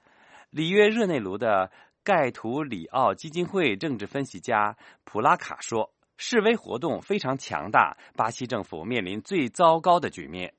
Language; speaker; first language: Chinese; native; Chinese